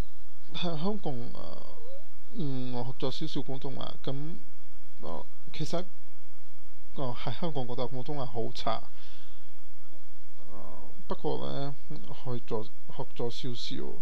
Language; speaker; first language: Cantonese; non-native, learner; Portuguese